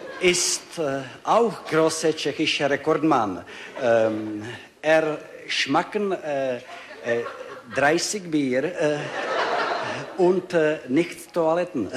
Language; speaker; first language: German; non-native, learner; Czech